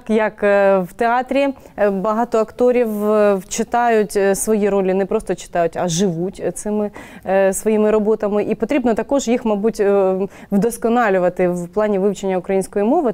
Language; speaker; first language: Ukrainian; native; Ukrainian